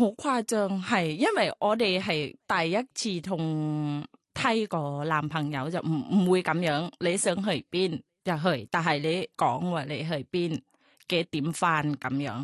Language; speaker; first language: Cantonese; non-native, learner; Thai